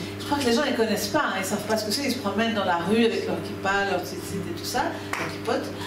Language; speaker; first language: French; native; French